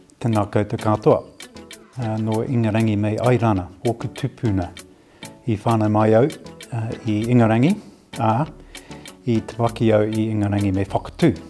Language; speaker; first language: Māori; non-native, local second language; English